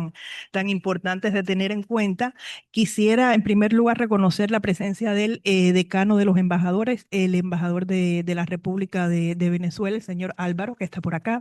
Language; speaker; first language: Spanish; native; Spanish